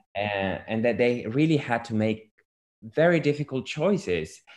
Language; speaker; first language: English; non-native, fluent; Italian